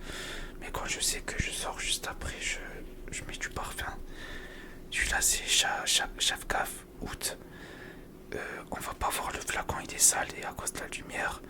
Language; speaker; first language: French; native; French